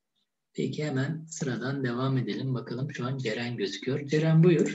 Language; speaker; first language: Turkish; native; Turkish